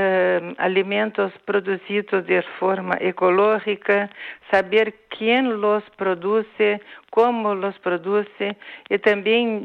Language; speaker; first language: Spanish; non-native, fluent; Portuguese